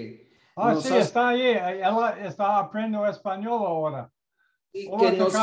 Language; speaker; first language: Spanish; non-native, learner; English